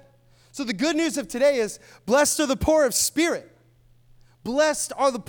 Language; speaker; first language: English; native; English